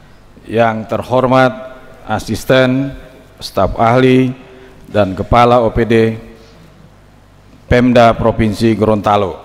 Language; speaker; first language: Indonesian; native; Indonesian